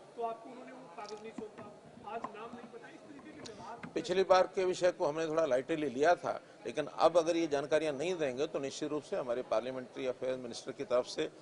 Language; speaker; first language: Hindi; native; Hindi